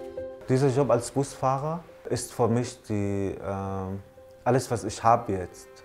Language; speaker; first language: German; non-native, learner; Arabic